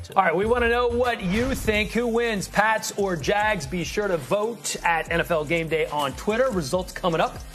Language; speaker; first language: English; native; English